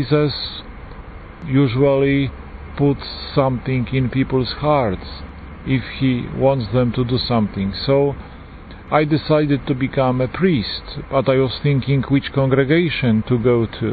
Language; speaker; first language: English; non-native, fluent; Polish